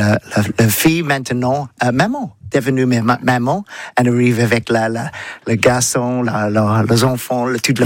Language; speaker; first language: French; non-native, learner; English